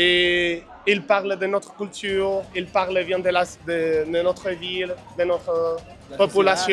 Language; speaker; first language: French; non-native, fluent; Spanish